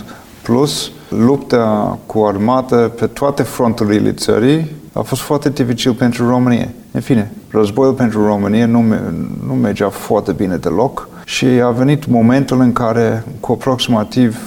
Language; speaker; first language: Romanian; non-native, fluent; English